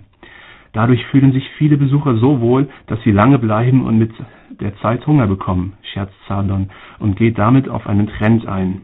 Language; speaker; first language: German; native; German